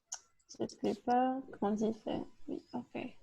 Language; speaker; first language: French; non-native, learner; English